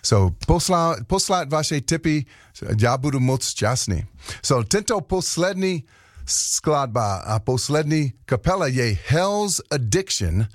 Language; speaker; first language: Czech; non-native, learner; English